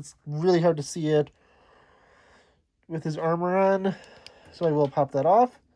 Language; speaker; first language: English; native; English